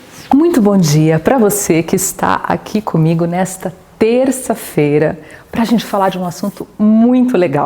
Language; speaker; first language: Portuguese; native; Portuguese